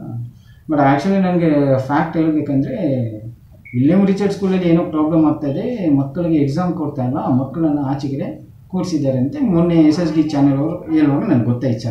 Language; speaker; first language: Kannada; non-native, local second language; Tamil